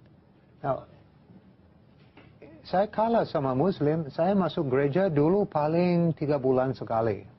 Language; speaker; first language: Indonesian; non-native, fluent; English